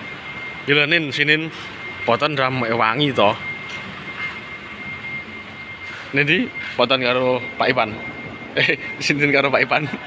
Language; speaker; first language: Indonesian; non-native, local second language; Javanese